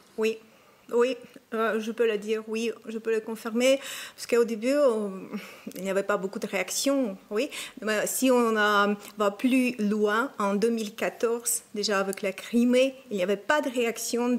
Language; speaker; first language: French; non-native, fluent; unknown